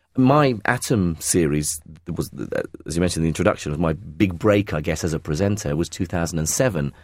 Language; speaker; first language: English; early bilingual, other home language; Arabic